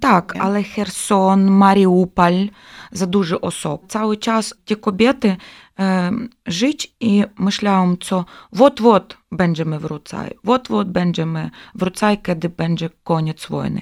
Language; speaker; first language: Polish; non-native, learner; Ukrainian